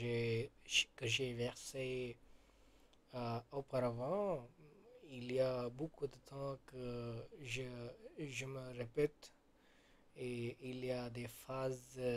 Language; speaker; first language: French; non-native, learner; Gujarati